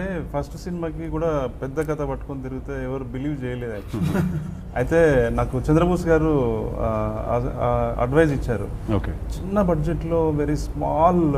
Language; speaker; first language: Telugu; native; Telugu